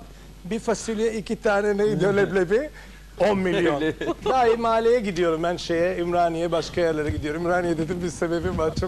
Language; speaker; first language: Turkish; non-native, fluent; English